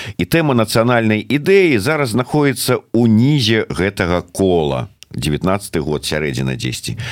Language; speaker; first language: Belarusian; native; Belarusian